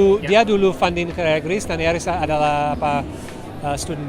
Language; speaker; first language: Indonesian; non-native, fluent; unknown